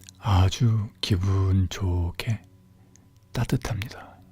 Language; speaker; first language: Korean; native; Korean